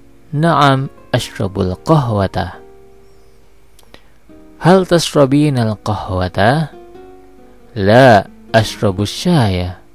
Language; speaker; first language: Arabic; non-native, local second language; Indonesian